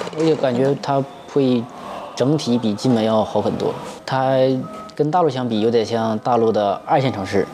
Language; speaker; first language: Chinese; native; Chinese